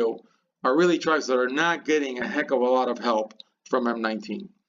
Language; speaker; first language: English; native; English